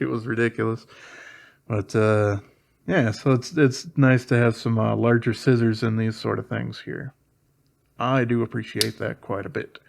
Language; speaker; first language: English; native; English